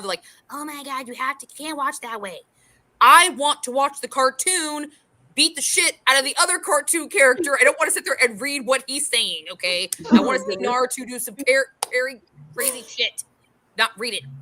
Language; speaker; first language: English; native; English